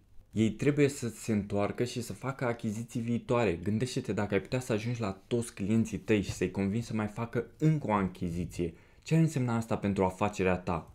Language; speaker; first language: Romanian; native; Romanian